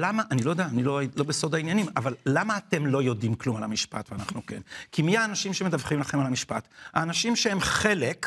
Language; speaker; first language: Hebrew; native; Hebrew